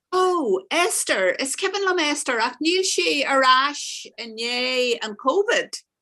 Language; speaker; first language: Irish; non-native, local second language; English